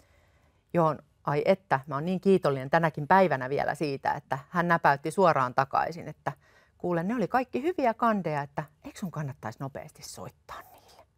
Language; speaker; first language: Finnish; native; Finnish